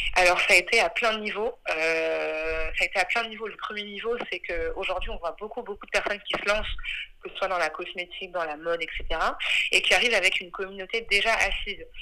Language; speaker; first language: French; early bilingual, other home language; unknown